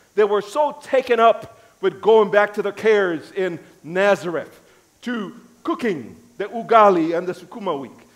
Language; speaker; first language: English; native; English